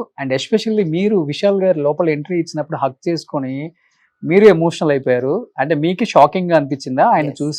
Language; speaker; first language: Telugu; native; Telugu